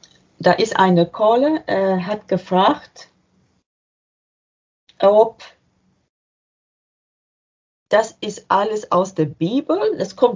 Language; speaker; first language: German; non-native, learner; English